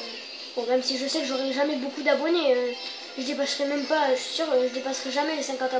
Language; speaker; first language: French; native; French